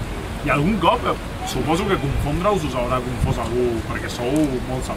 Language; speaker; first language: Catalan; native; Catalan